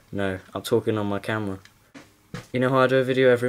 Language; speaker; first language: English; native; English